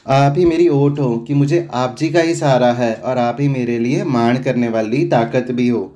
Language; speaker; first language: Hindi; non-native, local second language; Punjabi